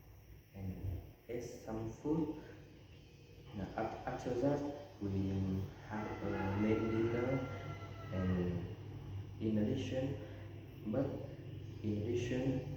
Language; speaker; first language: English; non-native, learner; Vietnamese